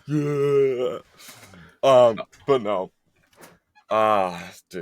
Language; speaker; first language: English; native; English